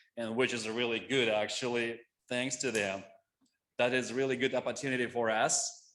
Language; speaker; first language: English; non-native, fluent; Russian